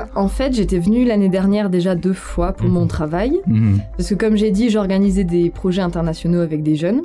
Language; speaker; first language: French; native; French